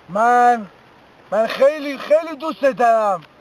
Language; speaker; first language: Persian; early bilingual, heritage; Hebrew